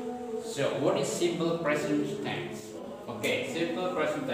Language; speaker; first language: English; non-native, fluent; Indonesian